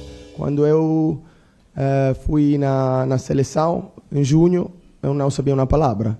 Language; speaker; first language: Portuguese; non-native, learner; Italian